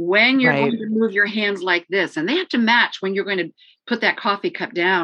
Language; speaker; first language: English; native; English